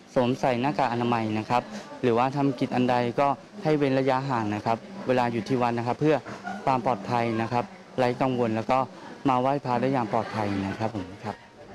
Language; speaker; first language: Thai; native; Thai